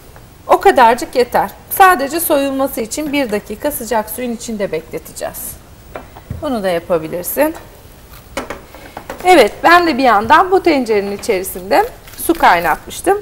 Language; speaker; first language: Turkish; native; Turkish